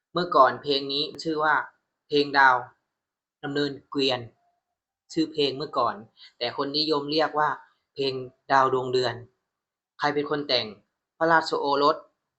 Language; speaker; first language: Thai; native; Thai